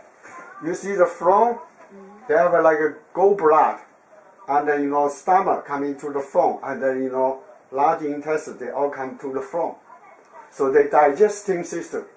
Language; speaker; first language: English; non-native, learner; Chinese